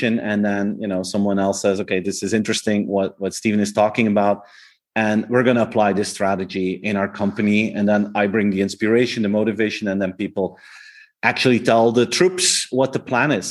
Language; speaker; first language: English; non-native, fluent; Dutch